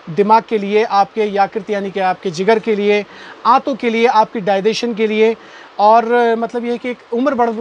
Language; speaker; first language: Hindi; native; Hindi